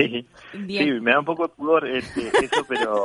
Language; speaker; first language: Spanish; native; Spanish